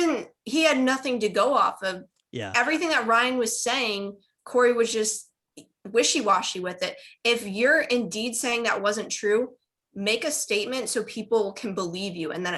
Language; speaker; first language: English; native; English